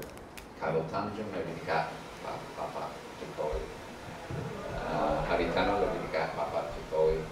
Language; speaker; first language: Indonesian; non-native, learner; English